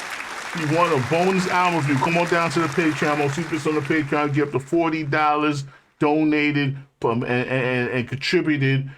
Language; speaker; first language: English; native; English